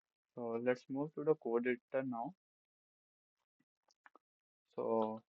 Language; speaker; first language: English; non-native, local second language; Hindi